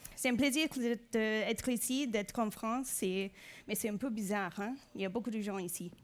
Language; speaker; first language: French; non-native, learner; English